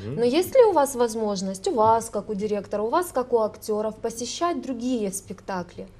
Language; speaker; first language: Russian; non-native, local second language; Ukrainian